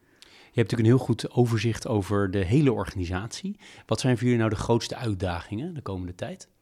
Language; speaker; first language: Dutch; native; Dutch